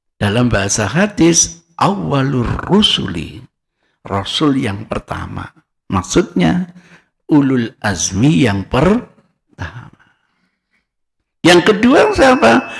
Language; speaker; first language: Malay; non-native, local second language; Javanese